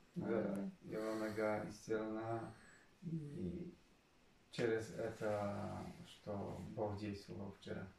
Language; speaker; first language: Russian; non-native, learner; Polish